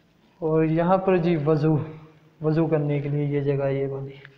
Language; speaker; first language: Hindi; native; Hindi